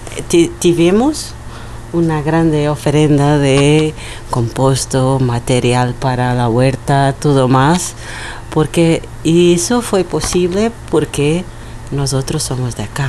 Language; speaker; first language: Spanish; non-native, learner; Portuguese